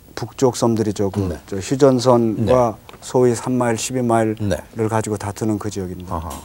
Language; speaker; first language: Korean; native; Korean